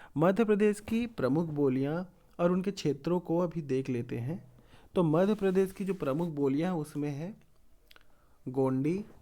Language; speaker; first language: Hindi; native; Hindi